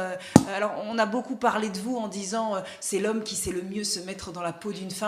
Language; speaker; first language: French; native; French